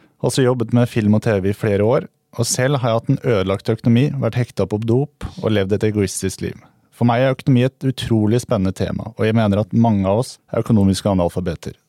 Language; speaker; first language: Norwegian; native; Norwegian